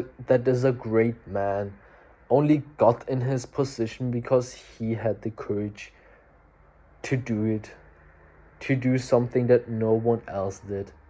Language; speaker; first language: English; non-native, fluent; German